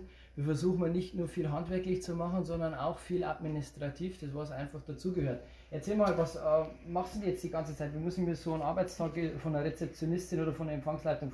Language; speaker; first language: German; native; German